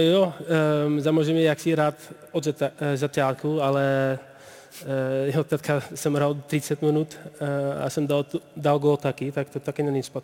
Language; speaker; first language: Czech; non-native, learner; Dutch